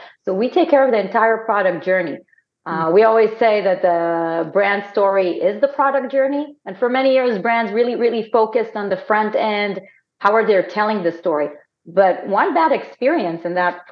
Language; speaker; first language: English; non-native, fluent; Hebrew